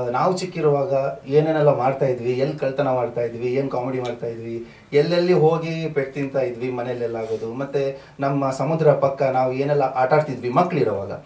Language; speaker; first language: Kannada; non-native, local second language; Tulu